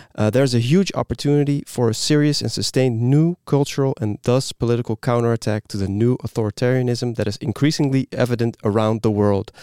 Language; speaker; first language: English; non-native, fluent; Dutch